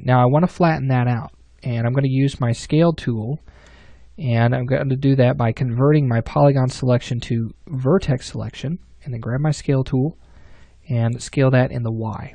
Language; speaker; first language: English; native; English